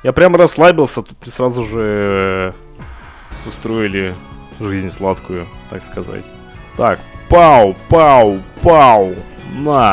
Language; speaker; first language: Russian; native; Russian